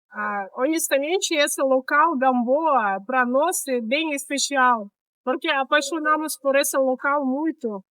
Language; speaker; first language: Portuguese; non-native, learner; Russian